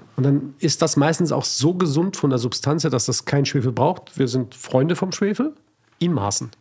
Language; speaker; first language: German; native; German